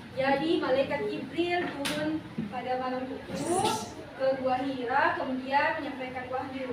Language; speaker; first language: Indonesian; native; Indonesian